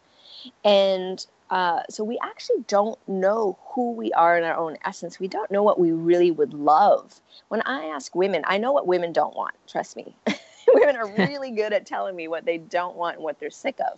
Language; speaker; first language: English; early bilingual, other home language; French